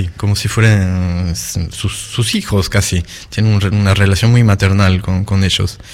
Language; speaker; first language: Spanish; non-native, fluent; French